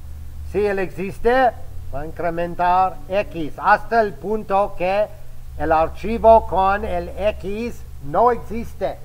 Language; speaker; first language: Spanish; non-native, fluent; English